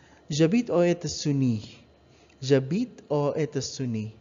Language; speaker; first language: French; non-native, learner; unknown